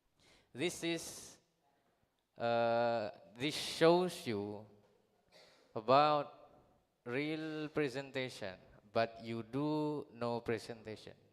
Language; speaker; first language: English; non-native, learner; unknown